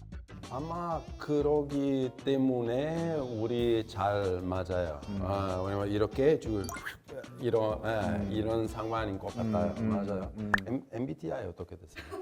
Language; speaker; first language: Korean; non-native, fluent; Italian